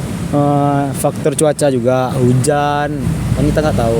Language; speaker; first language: Indonesian; native; Indonesian